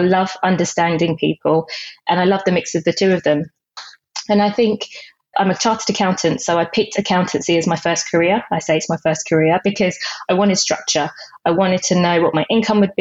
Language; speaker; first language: English; native; English